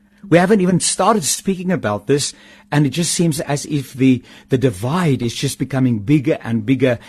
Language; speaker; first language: English; non-native, local second language; Afrikaans